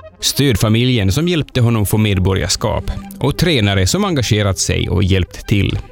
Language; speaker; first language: Swedish; native; Swedish